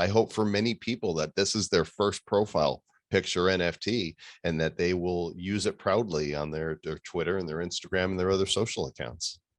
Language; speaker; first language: English; native; English